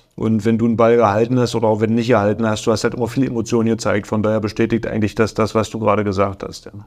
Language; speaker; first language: German; native; German